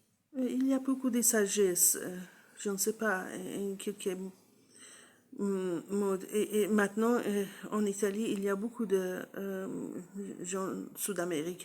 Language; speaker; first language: French; non-native, learner; English